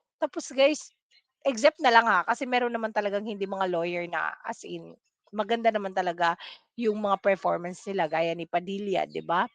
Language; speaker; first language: Filipino; non-native, local second language; Cebuano